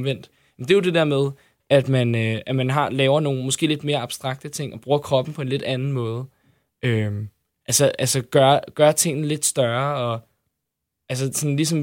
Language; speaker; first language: Danish; native; Danish